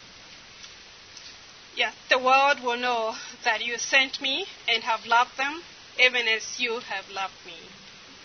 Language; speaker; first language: English; non-native, local second language; Kamba